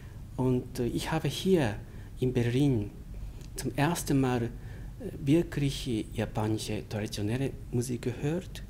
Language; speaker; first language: German; non-native, fluent; Japanese